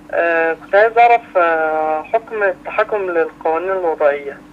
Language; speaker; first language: Arabic; native; Arabic